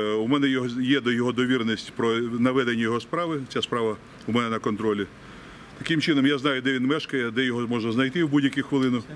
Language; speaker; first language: Ukrainian; native; Ukrainian